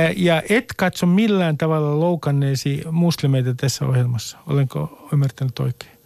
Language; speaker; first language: Finnish; native; Finnish